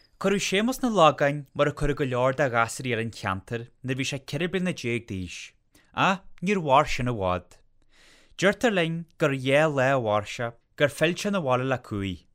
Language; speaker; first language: Irish; native; Irish